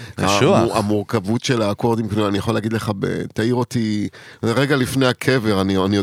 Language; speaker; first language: Hebrew; native; Hebrew